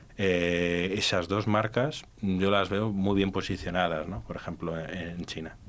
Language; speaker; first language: Spanish; native; Spanish